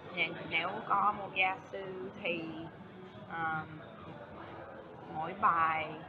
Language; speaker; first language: Vietnamese; non-native, fluent; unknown